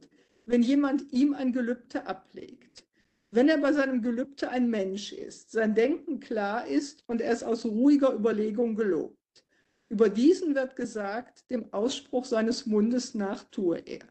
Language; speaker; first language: German; native; German